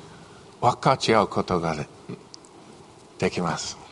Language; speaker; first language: Japanese; non-native, fluent; English